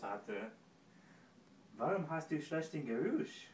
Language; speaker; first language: German; non-native, learner; English